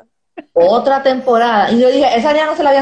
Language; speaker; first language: Spanish; native; Spanish